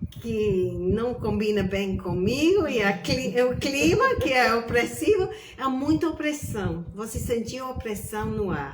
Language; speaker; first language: Portuguese; non-native, fluent; English